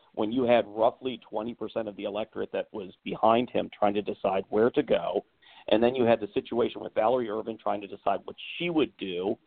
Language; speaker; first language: English; native; English